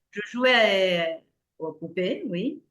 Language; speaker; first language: French; non-native, fluent; Spanish